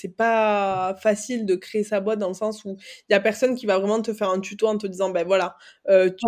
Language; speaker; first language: French; native; French